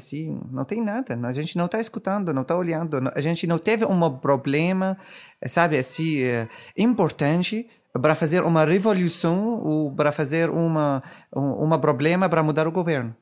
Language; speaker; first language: Portuguese; non-native, fluent; Arabic